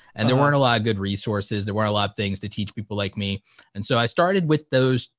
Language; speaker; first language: English; native; English